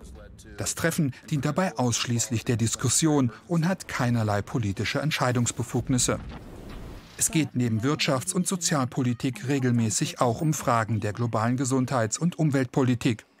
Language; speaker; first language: German; native; German